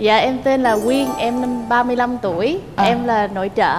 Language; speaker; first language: Vietnamese; native; Vietnamese